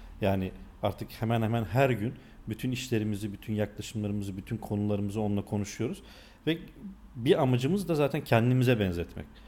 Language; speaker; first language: Turkish; native; Turkish